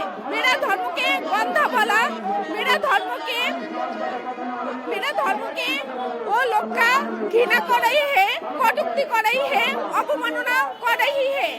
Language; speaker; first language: Hindi; non-native, learner; Bangla